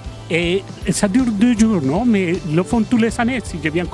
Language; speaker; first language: French; non-native, fluent; Spanish